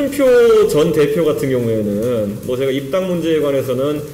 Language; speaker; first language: Korean; native; Korean